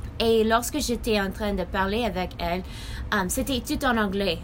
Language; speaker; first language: French; non-native, learner; English